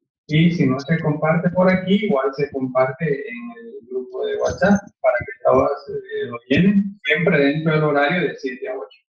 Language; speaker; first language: Spanish; native; Spanish